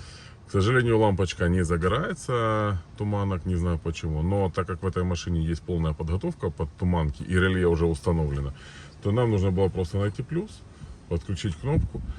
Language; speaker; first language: Russian; native; Russian